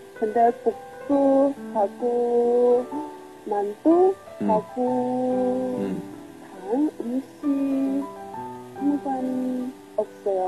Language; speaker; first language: Korean; non-native, learner; Chinese